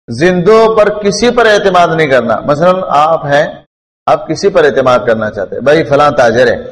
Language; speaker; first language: Urdu; non-native, local second language; Pashto